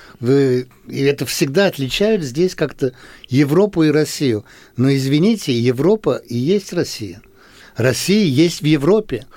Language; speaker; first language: Russian; early bilingual, heritage; Russian